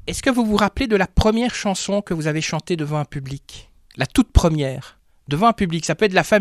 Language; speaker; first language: French; native; French